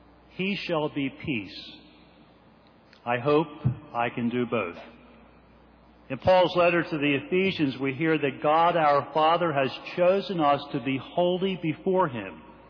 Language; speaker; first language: English; native; English